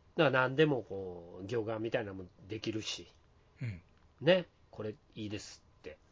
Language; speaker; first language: Japanese; native; Japanese